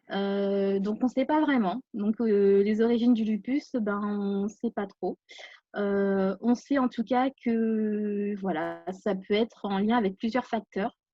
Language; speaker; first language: French; native; French